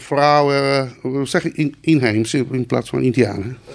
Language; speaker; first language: Dutch; non-native, local second language; Spanish